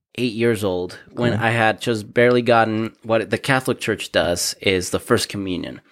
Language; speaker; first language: English; early bilingual, other home language; Spanish